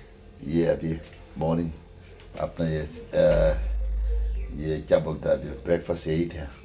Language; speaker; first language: Hindi; non-native, local second language; Tibetan